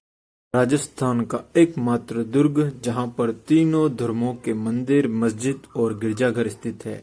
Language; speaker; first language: Hindi; native; Hindi